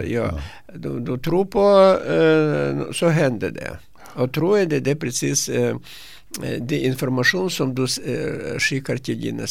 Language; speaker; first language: Swedish; non-native, fluent; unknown